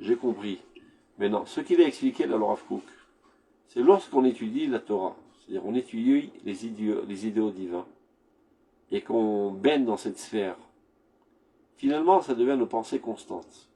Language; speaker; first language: French; native; French